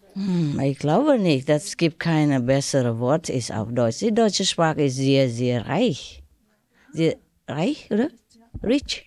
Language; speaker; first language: German; non-native, learner; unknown